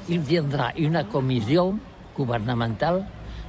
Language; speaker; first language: French; non-native, learner; Catalan